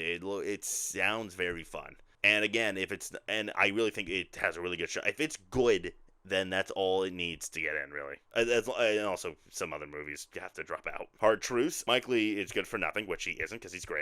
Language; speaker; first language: English; native; English